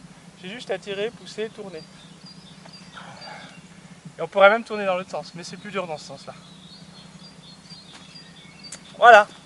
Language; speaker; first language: French; native; French